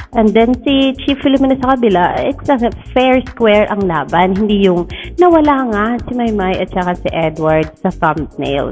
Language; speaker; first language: Filipino; native; Filipino